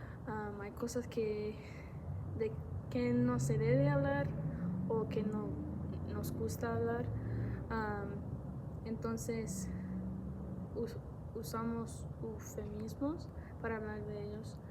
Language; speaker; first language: Spanish; non-native, fluent; English